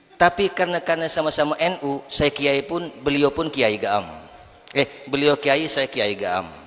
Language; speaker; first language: Malay; native; Malay